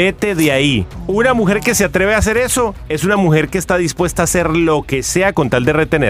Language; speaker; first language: Spanish; native; Spanish